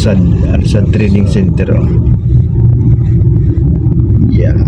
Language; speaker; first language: English; non-native, learner; Filipino